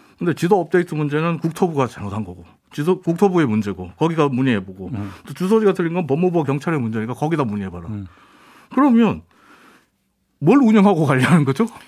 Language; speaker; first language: Korean; native; Korean